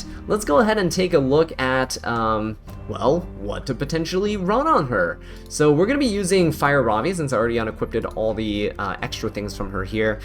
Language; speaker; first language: English; native; English